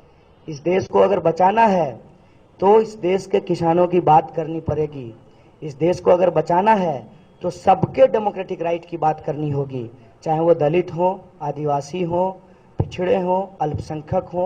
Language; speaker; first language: Hindi; native; Hindi